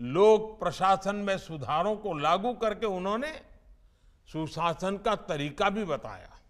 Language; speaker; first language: Hindi; non-native, local second language; Gujarati